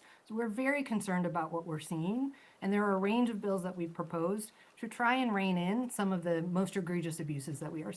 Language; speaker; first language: English; native; English